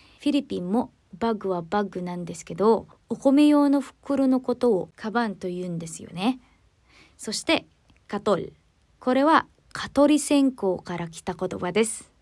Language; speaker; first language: Japanese; non-native, fluent; Filipino